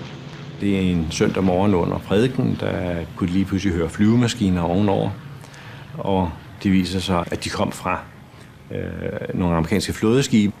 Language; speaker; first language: Danish; native; Danish